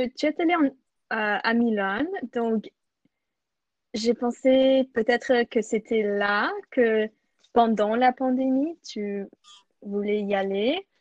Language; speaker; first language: French; non-native, learner; English